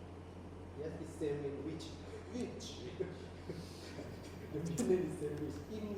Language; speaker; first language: English; non-native, learner; Thai